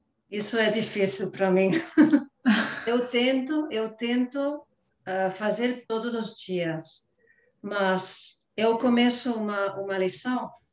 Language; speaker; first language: Portuguese; non-native, fluent; Spanish